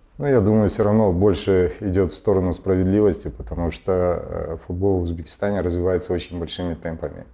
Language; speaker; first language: Russian; native; Russian